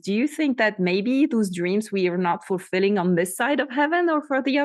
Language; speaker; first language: English; non-native, fluent; French